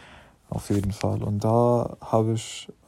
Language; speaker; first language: German; non-native, learner; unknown